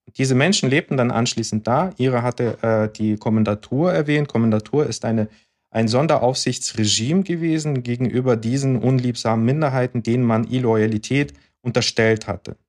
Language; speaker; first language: German; early bilingual, other home language; Russian